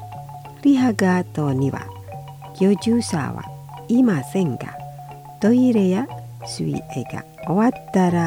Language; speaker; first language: Japanese; non-native, fluent; Indonesian